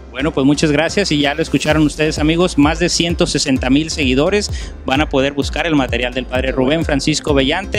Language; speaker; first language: Spanish; native; Spanish